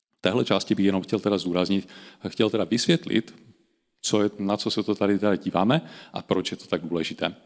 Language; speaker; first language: Czech; native; Czech